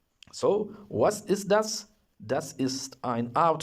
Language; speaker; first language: German; non-native, fluent; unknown